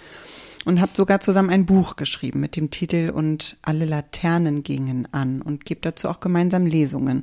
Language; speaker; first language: German; native; German